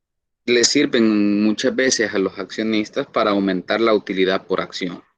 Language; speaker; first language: Spanish; native; Spanish